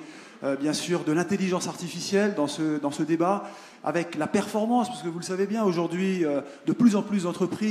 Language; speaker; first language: French; native; French